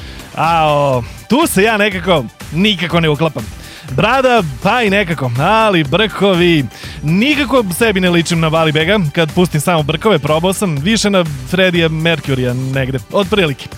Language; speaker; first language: Serbian; native; Serbian